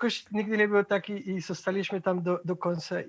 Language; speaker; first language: Polish; non-native, fluent; Spanish